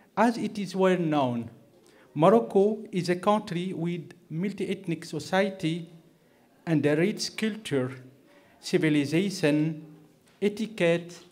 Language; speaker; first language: English; non-native, fluent; Arabic